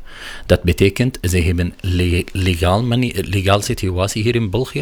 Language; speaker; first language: Dutch; non-native, learner; Arabic